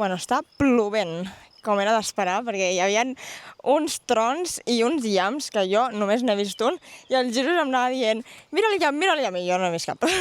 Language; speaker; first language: Catalan; native; Catalan